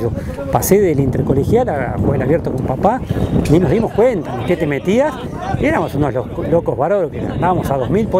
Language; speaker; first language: Spanish; native; Spanish